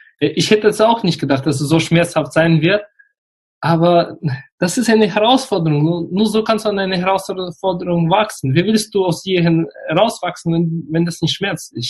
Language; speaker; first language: German; non-native, fluent; Russian